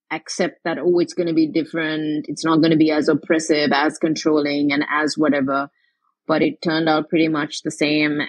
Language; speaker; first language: English; non-native, local second language; Tamil